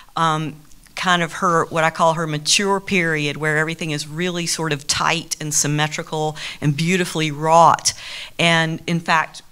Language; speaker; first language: English; native; English